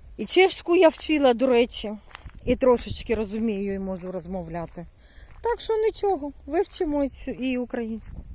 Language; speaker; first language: Ukrainian; non-native, local second language; Russian